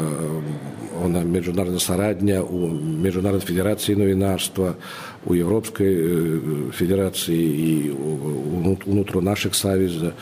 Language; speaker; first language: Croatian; non-native, fluent; Russian